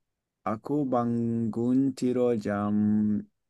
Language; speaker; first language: Indonesian; non-native, learner; English